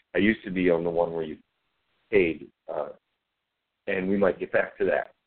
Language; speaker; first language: English; native; English